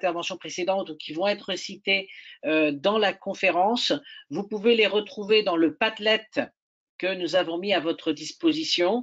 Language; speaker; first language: French; native; French